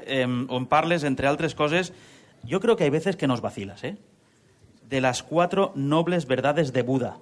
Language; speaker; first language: Catalan; native; Catalan